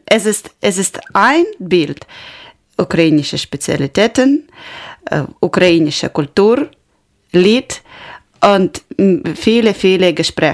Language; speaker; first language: German; non-native, learner; Ukrainian